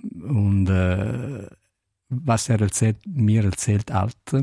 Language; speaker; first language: German; non-native, learner; Italian